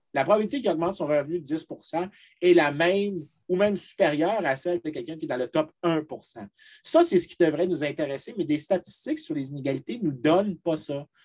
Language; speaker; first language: French; native; French